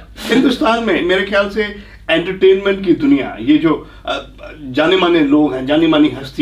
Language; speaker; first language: Hindi; native; Hindi